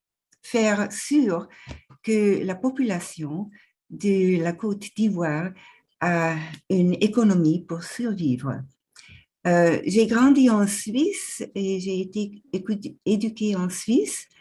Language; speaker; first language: French; non-native, local second language; German